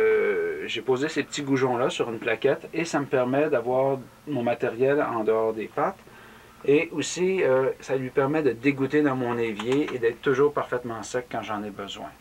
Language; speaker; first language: French; native; French